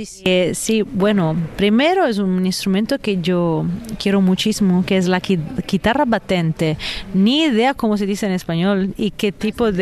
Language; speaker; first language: Spanish; non-native, fluent; Italian